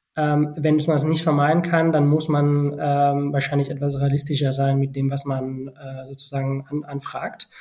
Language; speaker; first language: German; non-native, fluent; Spanish